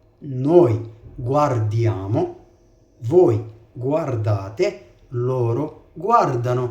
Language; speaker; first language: Italian; non-native, fluent; Arabic